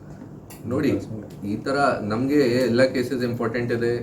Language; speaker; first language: Kannada; non-native, fluent; Hindi